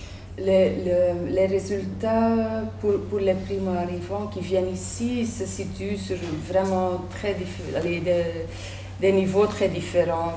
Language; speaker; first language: French; native; French